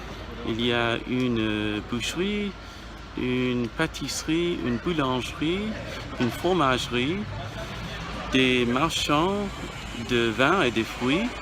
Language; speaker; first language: French; non-native, fluent; English